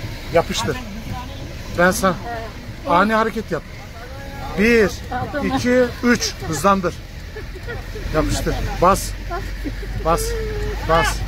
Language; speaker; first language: Turkish; native; Turkish